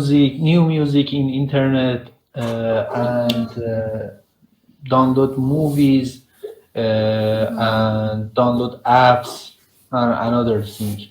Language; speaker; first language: English; non-native, learner; Persian